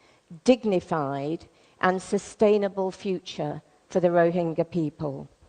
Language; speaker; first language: English; native; English